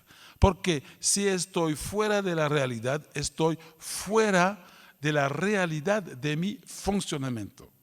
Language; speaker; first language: Spanish; non-native, fluent; French